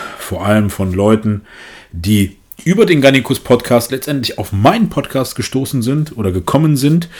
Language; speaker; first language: German; native; German